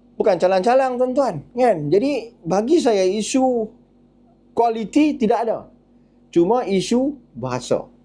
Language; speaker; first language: Malay; native; Malay